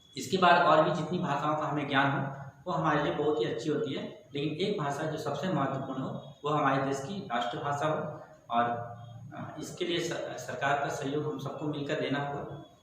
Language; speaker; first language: Hindi; native; Hindi